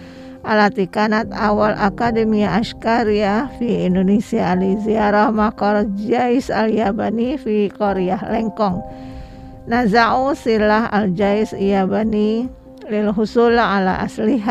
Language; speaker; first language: Arabic; non-native, fluent; Indonesian